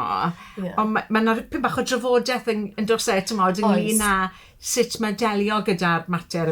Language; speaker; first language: Welsh; native; Welsh